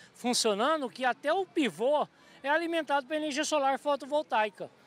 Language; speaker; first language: Portuguese; native; Portuguese